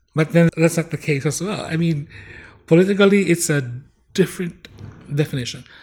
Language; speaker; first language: English; non-native, local second language; Bikol